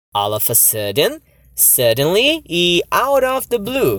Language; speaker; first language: English; non-native, fluent; Portuguese